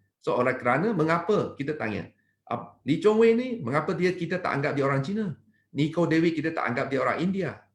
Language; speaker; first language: Malay; non-native, local second language; Chinese